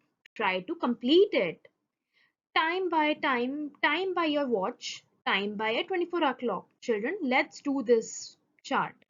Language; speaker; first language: English; non-native, local second language; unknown